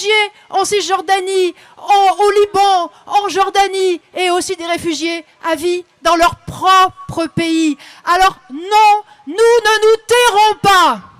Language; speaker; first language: French; native; French